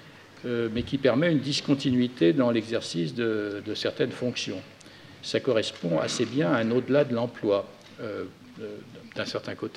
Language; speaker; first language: French; native; French